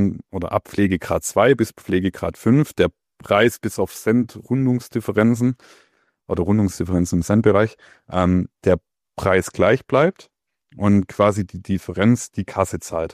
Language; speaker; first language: German; native; German